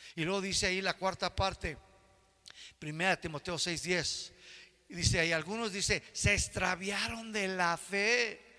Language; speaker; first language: Spanish; early bilingual, heritage; Spanish